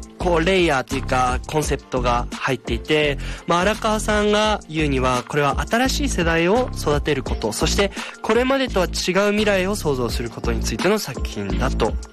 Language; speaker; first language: Japanese; native; Japanese